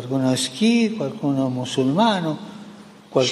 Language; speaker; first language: Italian; non-native, fluent; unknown